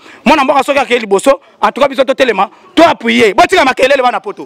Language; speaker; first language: French; non-native, local second language; Lingala